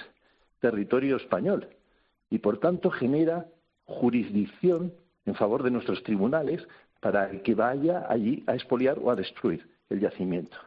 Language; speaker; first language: Spanish; native; Spanish